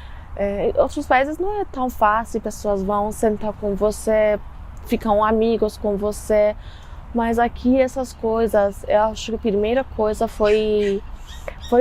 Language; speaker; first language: Portuguese; non-native, fluent; Persian